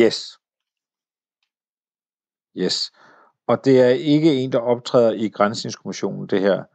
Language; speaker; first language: Danish; native; Danish